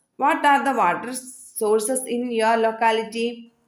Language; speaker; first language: English; non-native, local second language; Malayalam